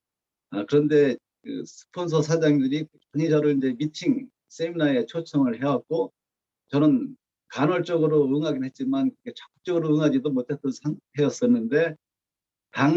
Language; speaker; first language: Korean; native; Korean